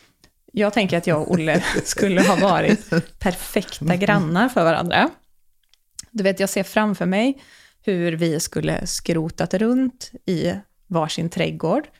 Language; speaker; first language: Swedish; native; Swedish